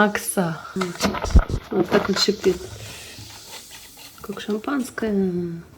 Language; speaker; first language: Russian; non-native, fluent; Ukrainian